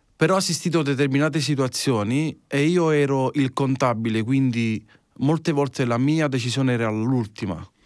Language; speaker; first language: Italian; native; Italian